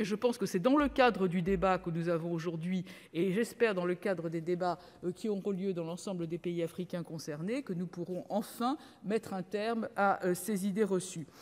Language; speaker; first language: French; native; French